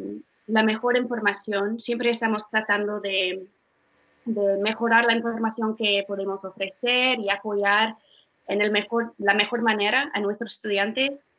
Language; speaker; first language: Spanish; non-native, fluent; English